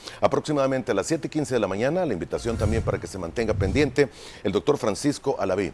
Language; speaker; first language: Spanish; native; Spanish